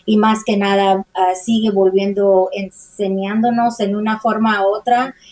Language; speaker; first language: Spanish; early bilingual, heritage; Spanish